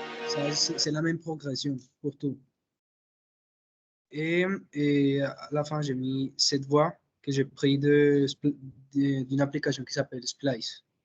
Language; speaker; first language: French; non-native, fluent; Spanish